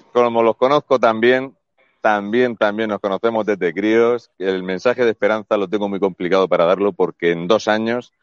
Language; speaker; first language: Spanish; native; Spanish